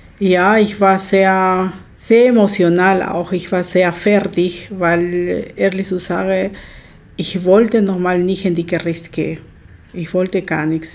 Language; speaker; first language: German; non-native, learner; Spanish